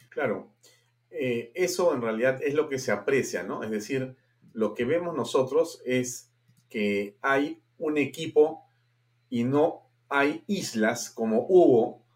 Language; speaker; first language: Spanish; native; Spanish